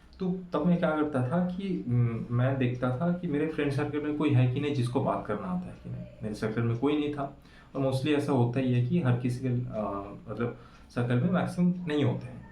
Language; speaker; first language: Hindi; non-native, local second language; Santali